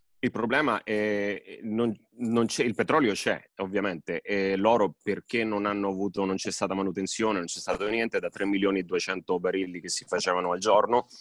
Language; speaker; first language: Italian; early bilingual, heritage; Spanish